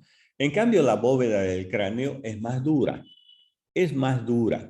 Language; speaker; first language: Spanish; native; Spanish